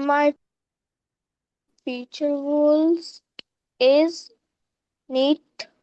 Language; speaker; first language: English; non-native, learner; Hindi